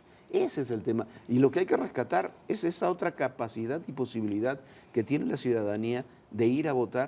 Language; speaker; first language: Spanish; native; Spanish